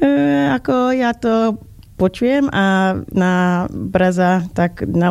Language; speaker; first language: Slovak; non-native, learner; English